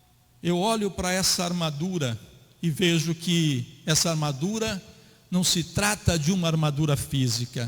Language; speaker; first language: Portuguese; native; Portuguese